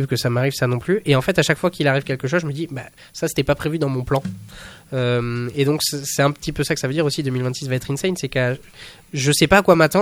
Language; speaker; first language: French; native; French